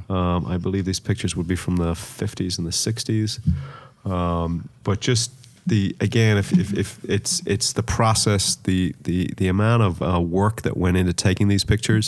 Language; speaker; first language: English; native; English